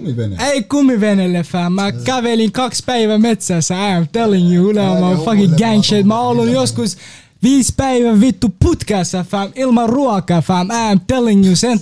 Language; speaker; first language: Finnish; non-native, learner; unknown